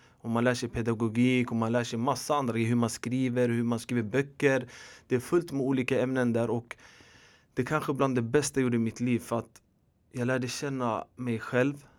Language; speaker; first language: Swedish; early bilingual, other home language; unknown